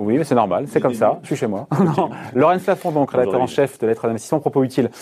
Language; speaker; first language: French; native; French